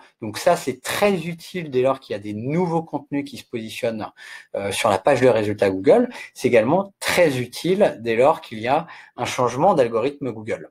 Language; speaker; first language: French; native; French